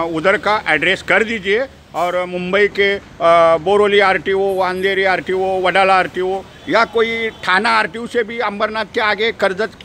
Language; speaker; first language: Hindi; non-native, local second language; Marathi